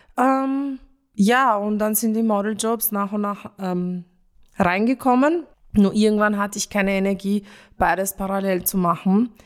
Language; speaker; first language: German; early bilingual, other home language; Romanian